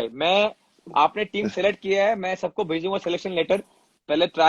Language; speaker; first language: Hindi; native; Hindi